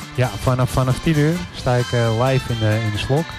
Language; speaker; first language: Dutch; native; Dutch